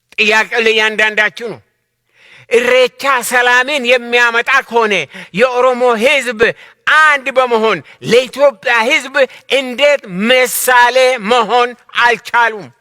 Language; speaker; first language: Amharic; non-native, local second language; Oromo